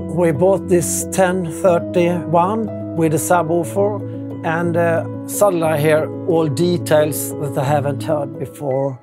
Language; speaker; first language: English; non-native, fluent; Swedish